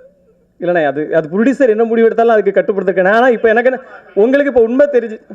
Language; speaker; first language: Tamil; native; Tamil